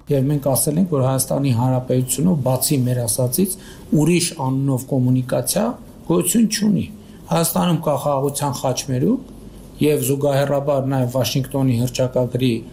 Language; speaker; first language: Armenian; native; Armenian